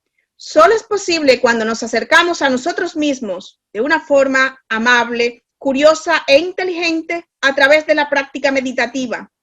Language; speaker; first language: Spanish; native; Spanish